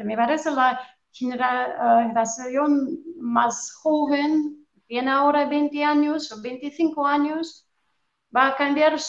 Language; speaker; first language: Spanish; non-native, fluent; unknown